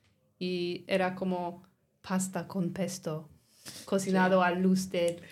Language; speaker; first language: Spanish; non-native, learner; English